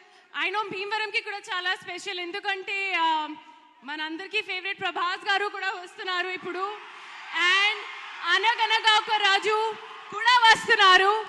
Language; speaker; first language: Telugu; non-native, learner; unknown